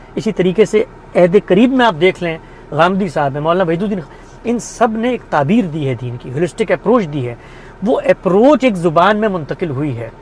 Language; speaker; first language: Urdu; native; Urdu